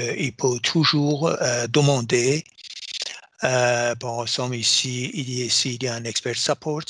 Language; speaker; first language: French; non-native, fluent; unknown